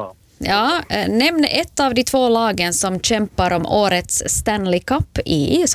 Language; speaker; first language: Swedish; native; Swedish